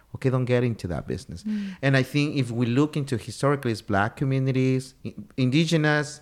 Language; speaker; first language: English; non-native, fluent; Spanish